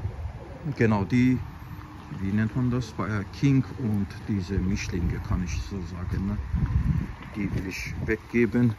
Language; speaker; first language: German; non-native, fluent; Azerbaijani